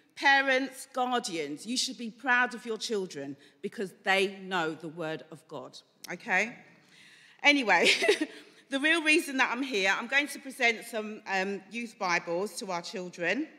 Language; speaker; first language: English; native; English